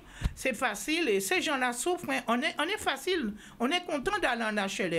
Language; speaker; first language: French; non-native, local second language; Guadeloupean Creole French